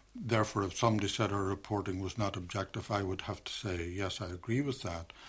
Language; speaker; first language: English; native; English